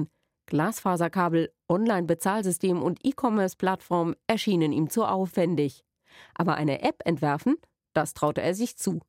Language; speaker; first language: German; native; German